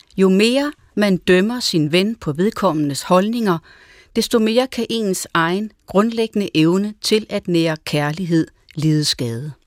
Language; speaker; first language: Danish; native; Danish